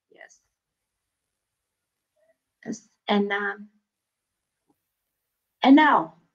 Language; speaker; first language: English; non-native, learner; Vietnamese